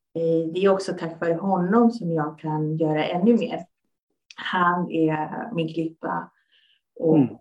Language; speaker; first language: Swedish; native; Swedish